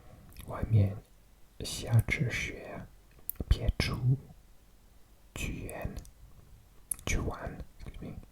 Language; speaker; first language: Chinese; non-native, learner; English